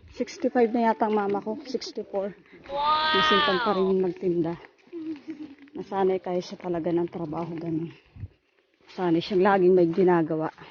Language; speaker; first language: Filipino; non-native, local second language; Bikol